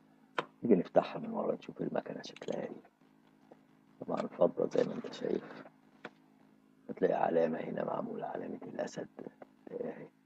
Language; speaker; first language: Arabic; native; Arabic